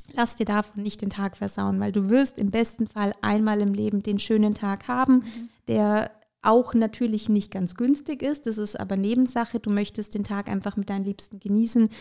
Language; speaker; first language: German; early bilingual, other home language; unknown